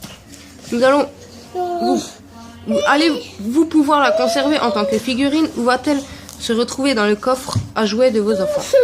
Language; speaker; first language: French; native; French